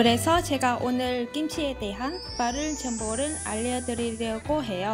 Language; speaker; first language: Korean; non-native, fluent; Vietnamese